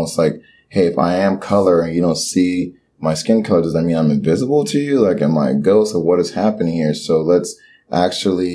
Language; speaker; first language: English; early bilingual, other home language; Haitian Creole